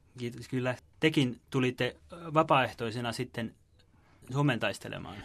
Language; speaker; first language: Finnish; native; Finnish